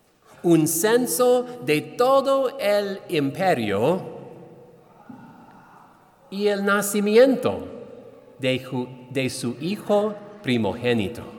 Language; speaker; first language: Spanish; non-native, fluent; English